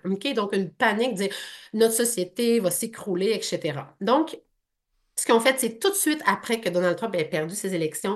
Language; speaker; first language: French; native; French